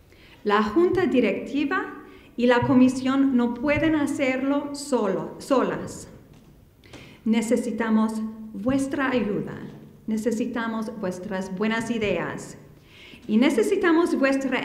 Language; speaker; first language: Spanish; non-native, fluent; English